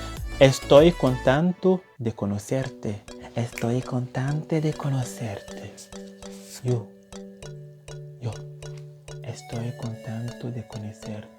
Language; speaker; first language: Spanish; non-native, learner; French